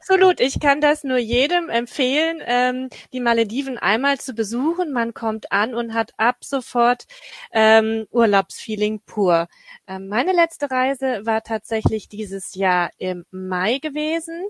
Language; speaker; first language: German; native; German